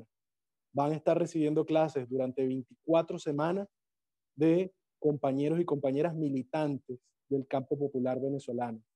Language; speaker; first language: Spanish; native; Spanish